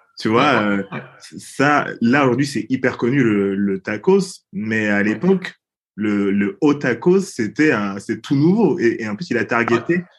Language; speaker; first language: French; native; French